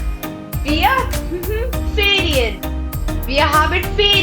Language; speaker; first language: German; non-native, learner; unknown